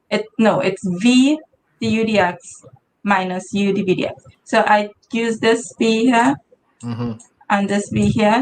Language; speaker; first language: English; native; English